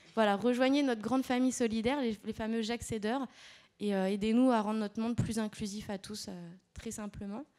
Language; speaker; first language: French; native; French